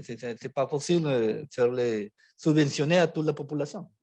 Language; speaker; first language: French; non-native, fluent; Spanish